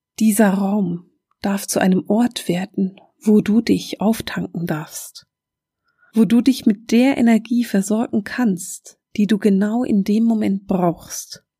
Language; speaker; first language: German; native; German